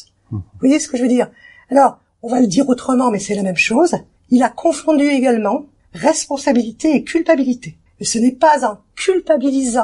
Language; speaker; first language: French; native; French